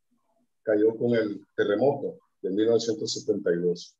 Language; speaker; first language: Spanish; native; Spanish